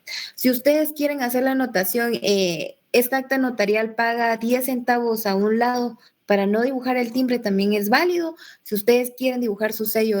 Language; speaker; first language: Spanish; native; Spanish